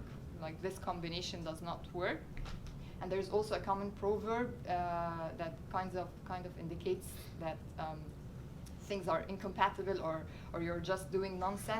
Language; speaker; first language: English; non-native, local second language; Arabic